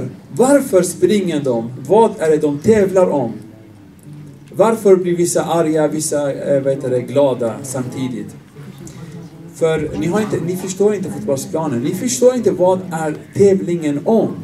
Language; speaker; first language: Swedish; non-native, fluent; Arabic